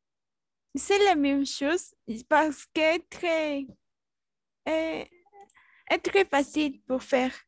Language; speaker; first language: French; non-native, learner; Spanish